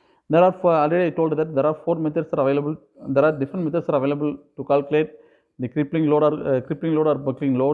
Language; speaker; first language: English; non-native, local second language; Tamil